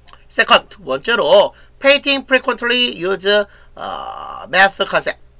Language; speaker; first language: English; non-native, fluent; Korean